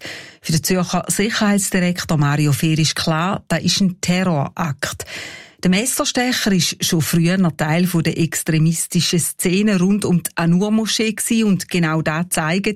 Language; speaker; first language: German; native; German